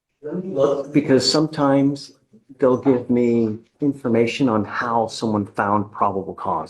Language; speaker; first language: English; native; English